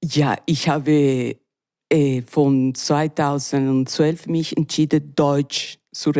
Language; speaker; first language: German; non-native, learner; Spanish